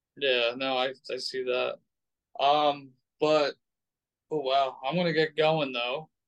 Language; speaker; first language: English; native; English